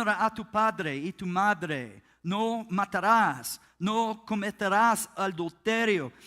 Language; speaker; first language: Spanish; non-native, learner; English